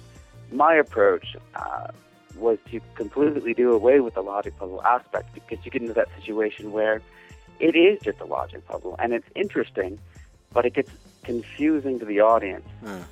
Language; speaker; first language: English; native; English